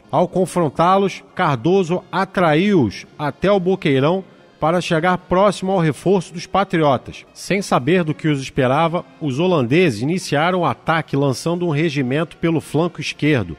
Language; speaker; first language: Portuguese; native; Portuguese